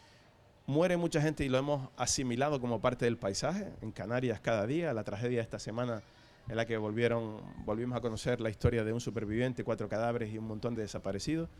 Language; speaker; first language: Spanish; native; Spanish